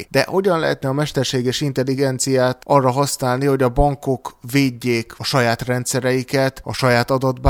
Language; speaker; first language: Hungarian; native; Hungarian